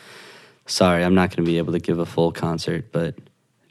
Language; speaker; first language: English; native; English